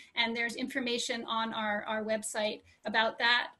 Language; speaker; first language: English; native; English